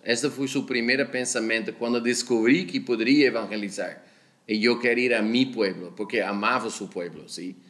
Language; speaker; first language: Spanish; non-native, learner; Dutch